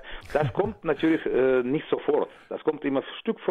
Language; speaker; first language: German; non-native, fluent; Russian